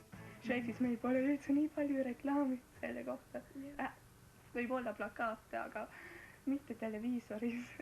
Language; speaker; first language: Estonian; non-native, learner; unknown